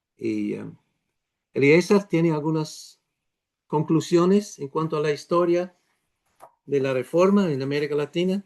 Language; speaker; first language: Spanish; non-native, fluent; Dutch